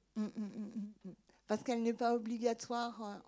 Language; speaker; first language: French; native; French